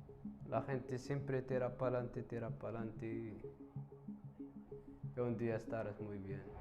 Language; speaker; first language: Spanish; non-native, learner; Arabic